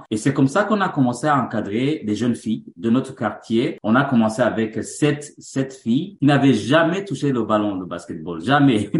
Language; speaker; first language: French; non-native, local second language; Rundi